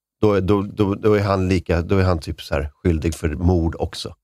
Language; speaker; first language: Swedish; native; Swedish